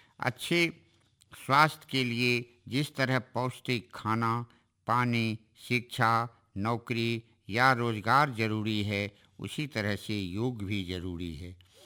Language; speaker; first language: Hindi; native; Hindi